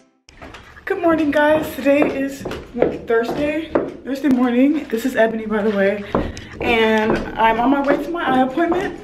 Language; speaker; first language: English; native; English